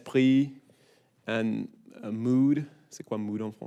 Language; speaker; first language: French; non-native, learner; English